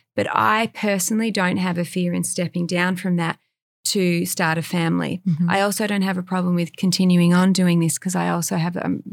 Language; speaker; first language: English; native; English